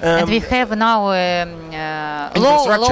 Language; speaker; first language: English; non-native, learner; Russian